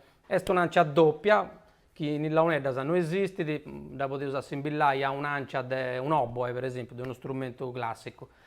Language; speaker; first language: Italian; native; Italian